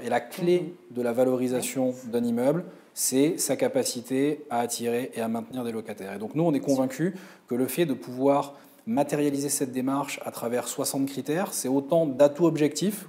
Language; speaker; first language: French; native; French